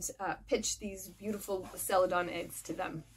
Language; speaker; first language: English; native; English